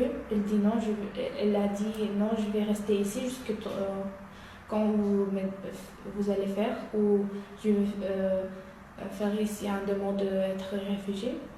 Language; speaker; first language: French; non-native, learner; Uyghur